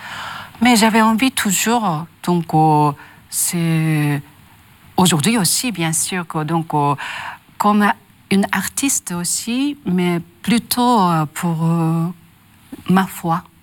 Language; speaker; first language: French; non-native, learner; Japanese